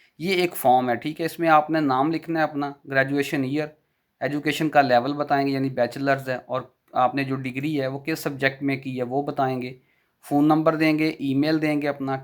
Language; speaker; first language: Urdu; non-native, local second language; Punjabi